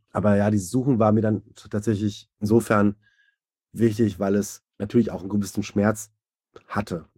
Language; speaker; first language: German; early bilingual, other home language; Turkish